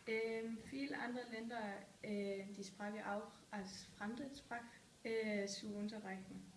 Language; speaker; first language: German; non-native, learner; Danish